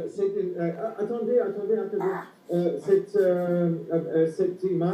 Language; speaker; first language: French; non-native, fluent; German